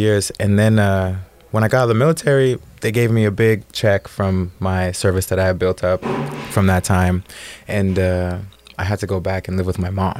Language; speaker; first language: English; native; English